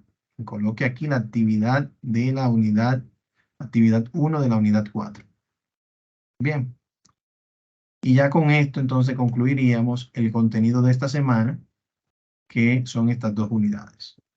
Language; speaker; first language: Spanish; native; Spanish